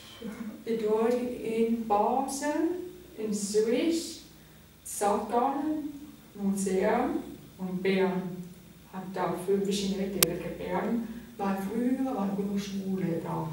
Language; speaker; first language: German; non-native, local second language; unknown